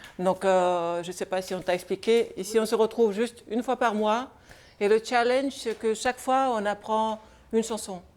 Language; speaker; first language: French; non-native, fluent; Estonian